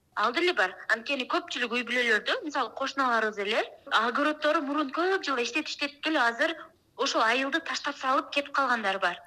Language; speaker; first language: Kyrgyz; native; Kyrgyz